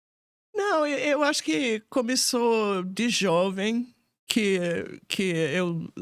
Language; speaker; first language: Portuguese; non-native, fluent; English